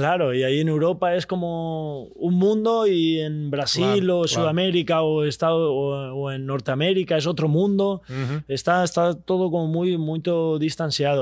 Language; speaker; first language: Portuguese; non-native, learner; Spanish